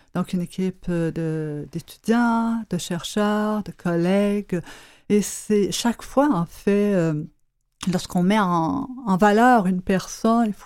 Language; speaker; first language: French; native; French